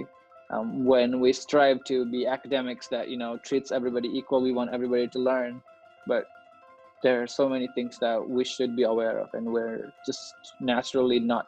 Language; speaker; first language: English; non-native, local second language; Nepali